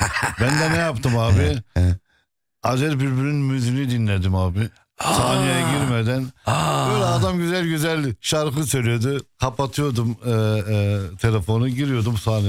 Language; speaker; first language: Turkish; non-native, fluent; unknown